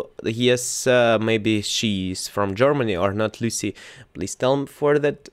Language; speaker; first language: English; non-native, learner; Russian